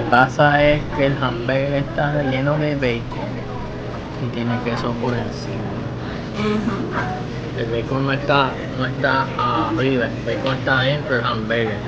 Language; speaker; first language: Spanish; native; Spanish